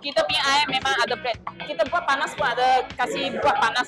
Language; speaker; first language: Malay; non-native, local second language; Chinese